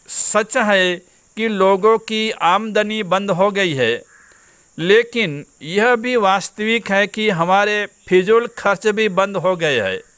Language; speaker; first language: Hindi; non-native, local second language; Gujarati